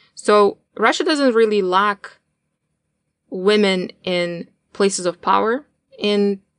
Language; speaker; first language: English; non-native, fluent; Russian